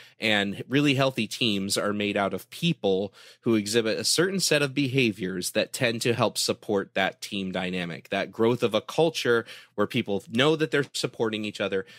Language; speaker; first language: English; native; English